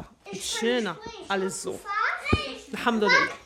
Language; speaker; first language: German; non-native, learner; Arabic